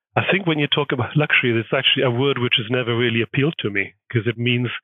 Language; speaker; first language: English; native; English